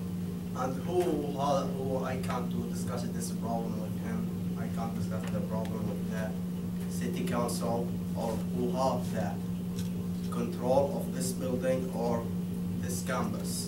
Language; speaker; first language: English; non-native, learner; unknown